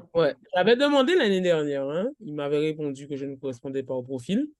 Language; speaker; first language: French; native; French